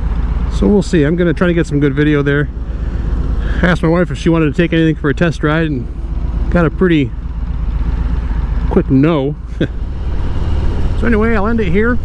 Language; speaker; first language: English; native; English